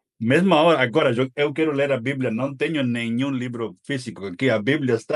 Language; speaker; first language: Portuguese; non-native, fluent; Spanish